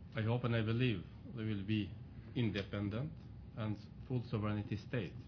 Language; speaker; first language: English; non-native, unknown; Albanian